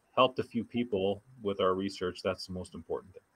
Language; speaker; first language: English; native; English